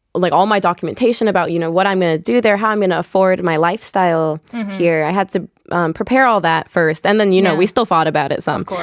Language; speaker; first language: English; native; English